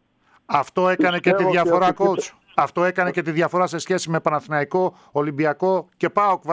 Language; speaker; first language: Greek; native; Greek